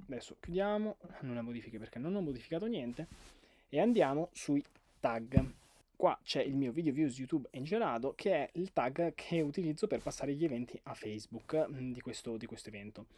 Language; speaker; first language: Italian; native; Italian